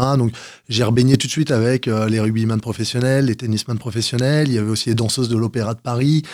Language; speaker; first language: French; native; French